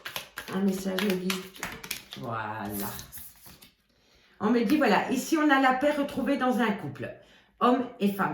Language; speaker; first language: French; native; French